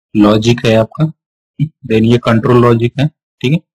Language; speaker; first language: Hindi; non-native, local second language; Marathi